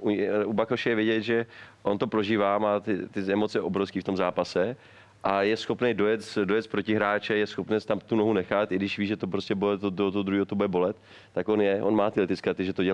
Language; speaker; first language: Czech; native; Czech